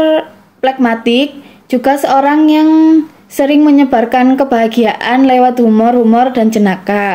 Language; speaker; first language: Indonesian; native; Indonesian